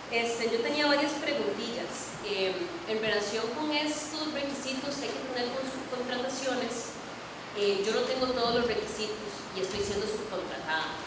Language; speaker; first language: Spanish; native; Spanish